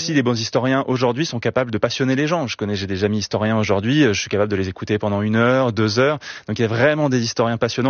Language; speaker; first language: French; native; French